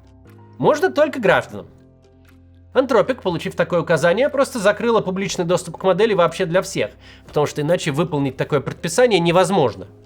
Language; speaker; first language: Russian; native; Russian